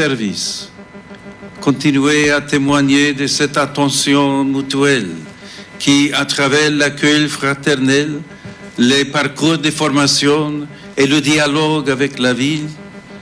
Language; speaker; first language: French; non-native, fluent; English